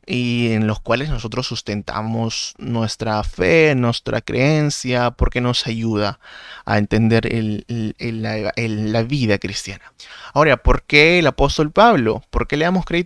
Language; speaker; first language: Spanish; native; Spanish